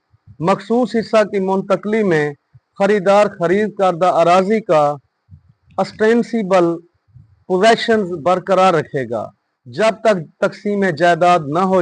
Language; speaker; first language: Hindi; non-native, local second language; Punjabi